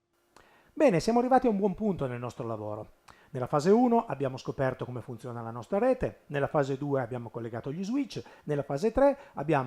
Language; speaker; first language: Italian; native; Italian